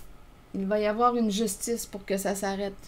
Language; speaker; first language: French; native; French